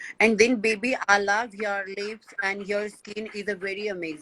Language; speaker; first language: English; non-native, learner; Hindi